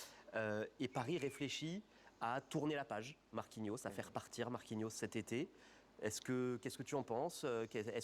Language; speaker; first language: French; native; French